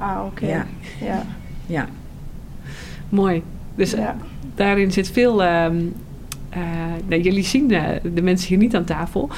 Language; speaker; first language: Dutch; non-native, fluent; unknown